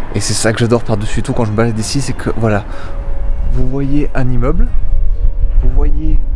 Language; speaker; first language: French; native; French